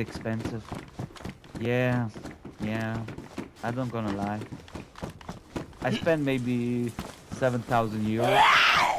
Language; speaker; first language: English; non-native, fluent; Italian